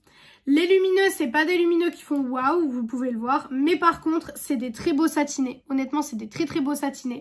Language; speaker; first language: French; native; French